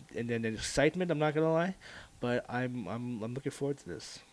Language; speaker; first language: English; early bilingual, other home language; Filipino